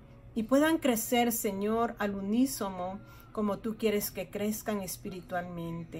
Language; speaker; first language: Spanish; native; Spanish